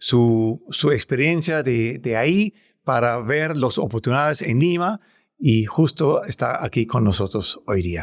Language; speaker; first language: Spanish; non-native, fluent; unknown